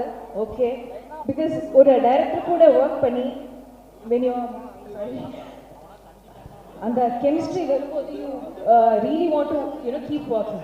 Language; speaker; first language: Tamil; non-native, fluent; Malayalam